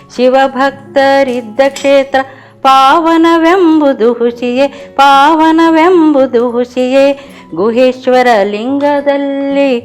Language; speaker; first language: Kannada; native; Kannada